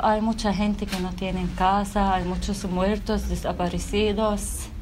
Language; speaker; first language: Spanish; non-native, fluent; Arabic